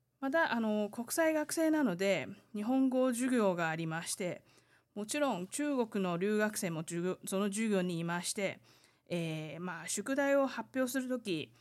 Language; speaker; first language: Japanese; non-native, fluent; Chinese